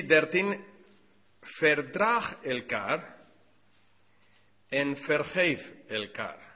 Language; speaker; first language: Dutch; non-native, learner; English